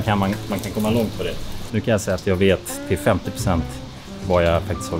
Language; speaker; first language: Swedish; native; Swedish